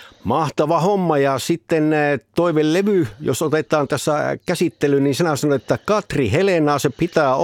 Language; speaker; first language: Finnish; native; Finnish